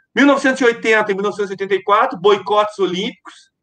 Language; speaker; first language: Portuguese; native; Portuguese